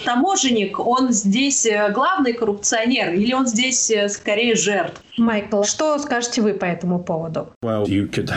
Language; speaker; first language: Russian; native; Russian